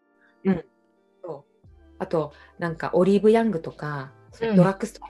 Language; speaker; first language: Japanese; non-native, fluent; Korean